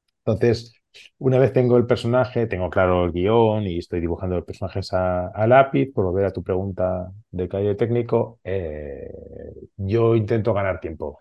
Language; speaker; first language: Spanish; non-native, local second language; Catalan